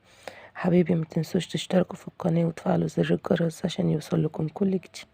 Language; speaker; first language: Arabic; native; Arabic